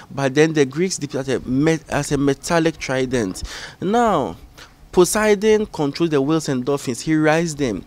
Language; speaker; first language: English; non-native, local second language; Ga